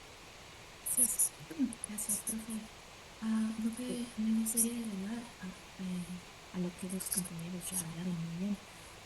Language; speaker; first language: Spanish; non-native, fluent; Portuguese